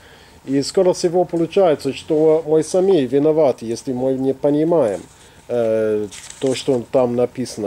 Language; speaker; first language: Russian; non-native, fluent; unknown